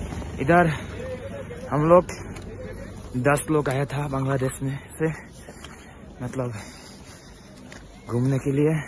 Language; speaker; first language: Hindi; non-native, learner; Bangla